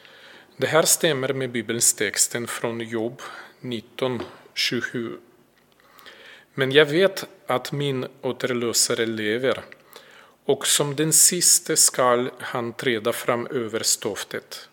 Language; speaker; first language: Swedish; non-native, fluent; Russian